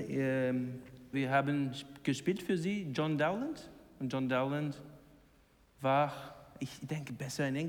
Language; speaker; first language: German; non-native, learner; English